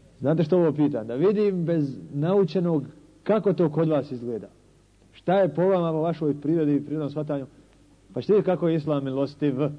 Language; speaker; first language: Bosnian; native; Bosnian